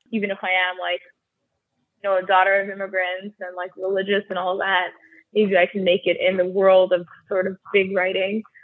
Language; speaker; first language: English; early bilingual, other home language; Russian